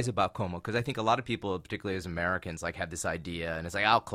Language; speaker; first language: English; native; English